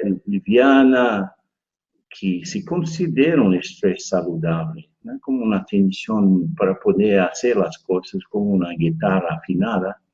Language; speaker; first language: Spanish; non-native, fluent; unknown